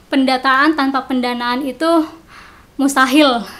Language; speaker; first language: Indonesian; non-native, local second language; Sundanese